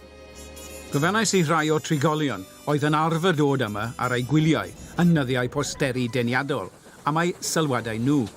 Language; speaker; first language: Welsh; native; Welsh